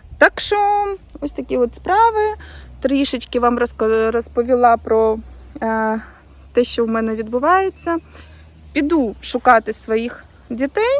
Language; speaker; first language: Ukrainian; native; Ukrainian